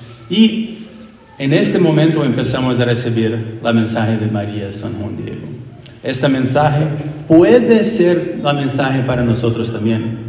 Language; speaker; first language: Spanish; non-native, fluent; English